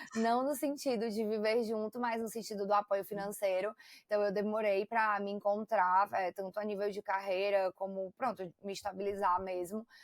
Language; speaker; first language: Portuguese; native; Portuguese